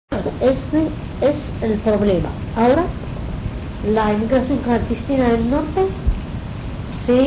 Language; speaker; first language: Spanish; non-native, fluent; Arabic